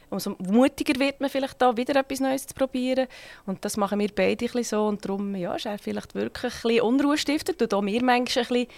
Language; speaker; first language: German; native; German